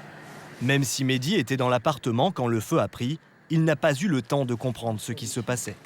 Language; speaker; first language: French; native; French